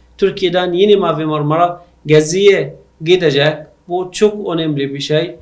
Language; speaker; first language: Turkish; non-native, learner; Arabic